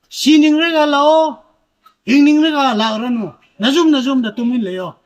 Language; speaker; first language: Manipuri; non-native, local second language; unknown